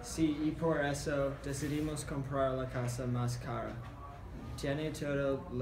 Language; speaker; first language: Spanish; non-native, learner; English